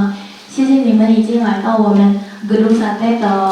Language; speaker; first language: Chinese; non-native, local second language; Indonesian